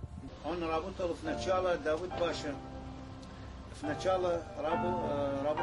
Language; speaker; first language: Russian; non-native, learner; Arabic